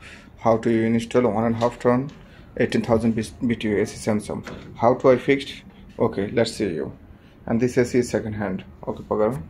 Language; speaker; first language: English; non-native, learner; Bangla